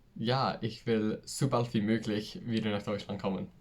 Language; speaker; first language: German; non-native, learner; English